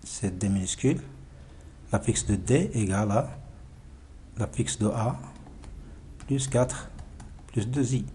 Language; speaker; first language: French; non-native, local second language; Arabic